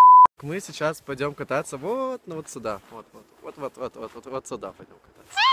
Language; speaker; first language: Russian; native; Russian